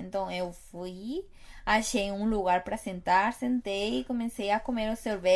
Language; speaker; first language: Portuguese; non-native, fluent; Spanish